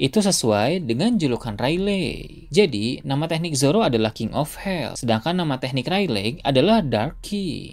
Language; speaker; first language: Indonesian; native; Indonesian